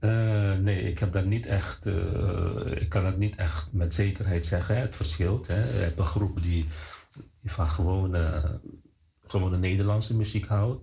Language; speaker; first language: Dutch; non-native, fluent; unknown